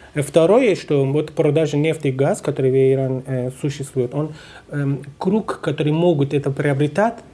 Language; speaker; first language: Russian; non-native, fluent; Persian